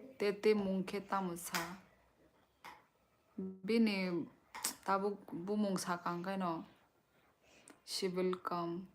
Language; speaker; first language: Hindi; non-native, local second language; Kok Borok